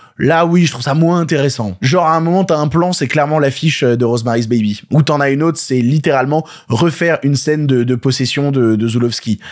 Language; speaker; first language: French; native; French